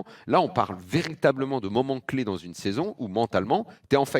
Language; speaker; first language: French; native; French